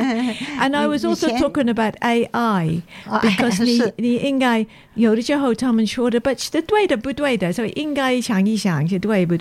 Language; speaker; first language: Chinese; non-native, learner; English